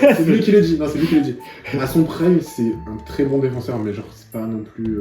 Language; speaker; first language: French; native; French